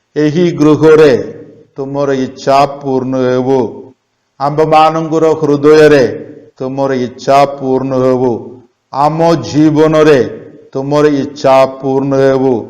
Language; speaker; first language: Odia; non-native, local second language; Malayalam